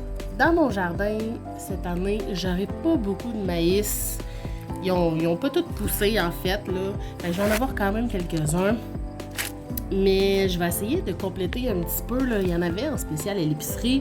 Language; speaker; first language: French; native; French